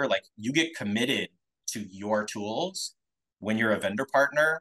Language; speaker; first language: English; native; English